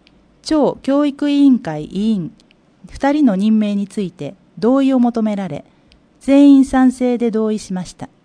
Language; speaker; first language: Japanese; native; Japanese